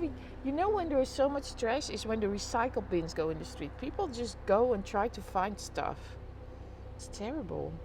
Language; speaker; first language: English; non-native, fluent; Dutch